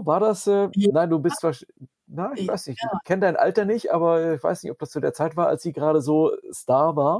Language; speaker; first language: German; native; German